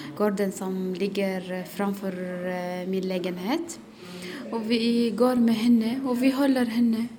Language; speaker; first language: Swedish; non-native, learner; Arabic